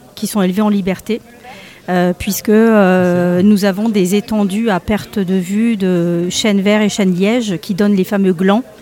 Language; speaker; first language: French; non-native, fluent; Spanish